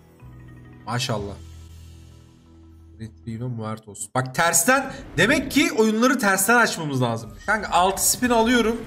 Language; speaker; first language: Turkish; native; Turkish